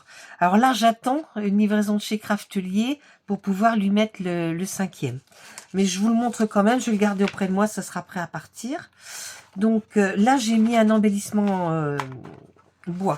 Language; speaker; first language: French; native; French